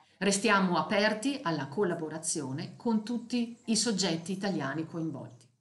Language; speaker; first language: Italian; native; Italian